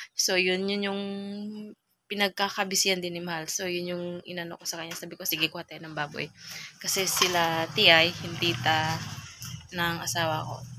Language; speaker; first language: Filipino; non-native, local second language; Cebuano